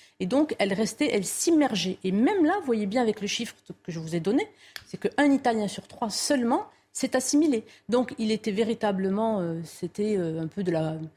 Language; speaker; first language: French; non-native, local second language; Arabic